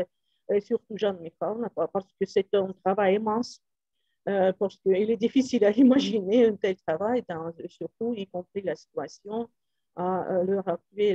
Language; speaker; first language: French; non-native, fluent; Russian